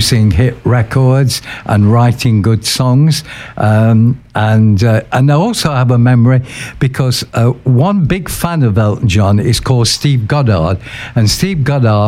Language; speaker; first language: English; native; English